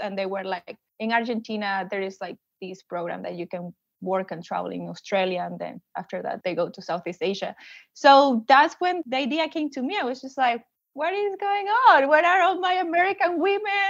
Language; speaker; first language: English; non-native, fluent; Spanish